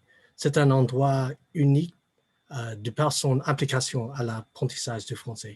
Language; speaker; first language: French; non-native, fluent; English